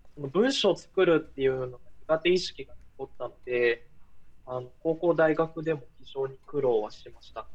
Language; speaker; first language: Japanese; early bilingual, other home language; Portuguese